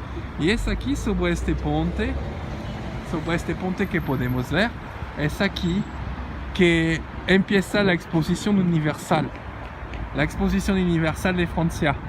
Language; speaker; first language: Spanish; non-native, learner; French